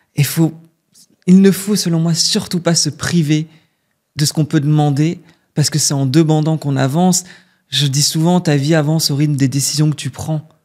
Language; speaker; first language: French; native; French